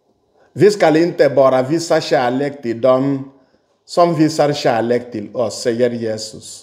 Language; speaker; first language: Swedish; non-native, fluent; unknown